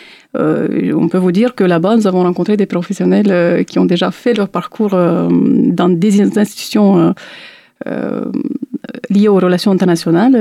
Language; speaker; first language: French; non-native, fluent; Romanian